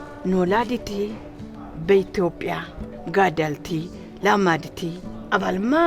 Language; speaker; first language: Hebrew; non-native, fluent; Amharic